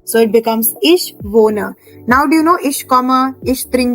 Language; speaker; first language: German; non-native, fluent; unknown